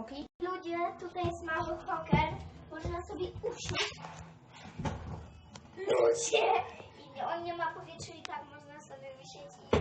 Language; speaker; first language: Polish; early bilingual, heritage; Polish